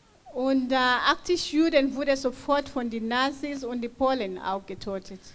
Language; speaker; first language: German; non-native, fluent; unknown